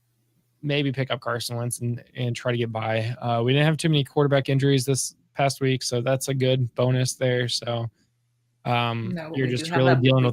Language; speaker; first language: English; native; English